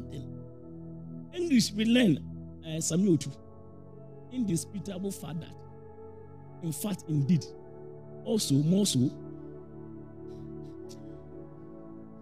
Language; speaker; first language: English; non-native, local second language; Akan